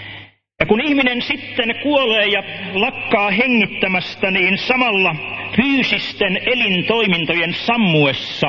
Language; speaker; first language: Finnish; native; Finnish